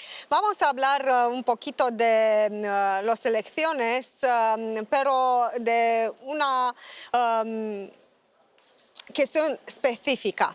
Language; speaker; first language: Spanish; non-native, learner; Romanian